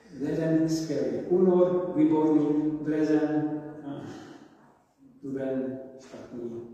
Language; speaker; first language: Czech; non-native, learner; English